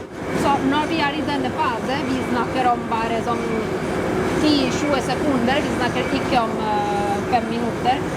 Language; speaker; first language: Norwegian; non-native, fluent; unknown